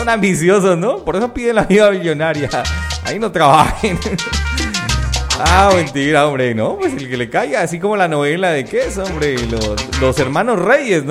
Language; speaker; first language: Spanish; native; Spanish